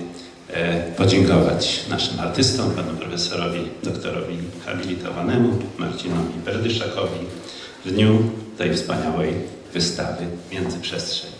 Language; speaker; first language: Polish; native; Polish